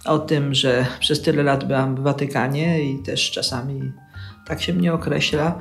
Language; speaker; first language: Polish; native; Polish